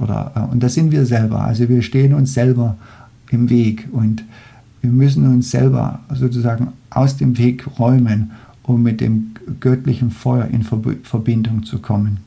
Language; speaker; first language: German; non-native, fluent; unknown